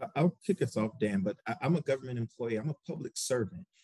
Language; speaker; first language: English; native; English